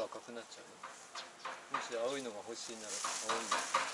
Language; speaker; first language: Japanese; native; Japanese